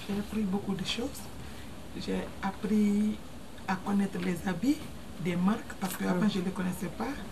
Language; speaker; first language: French; non-native, fluent; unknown